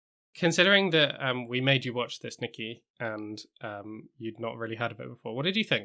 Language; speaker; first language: English; native; English